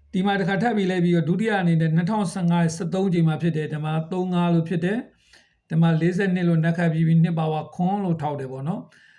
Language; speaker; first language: Burmese; native; Burmese